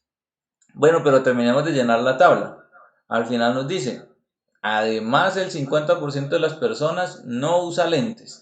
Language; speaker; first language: Spanish; native; Spanish